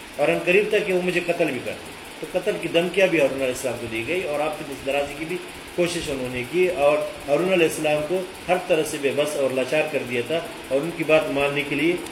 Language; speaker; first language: Urdu; native; Urdu